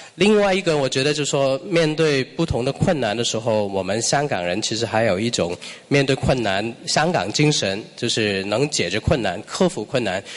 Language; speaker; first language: Chinese; non-native, local second language; Cantonese